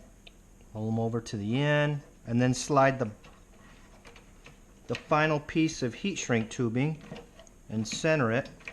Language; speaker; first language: English; native; English